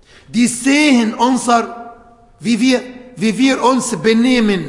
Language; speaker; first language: German; non-native, fluent; Arabic